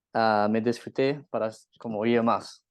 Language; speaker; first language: Spanish; non-native, learner; English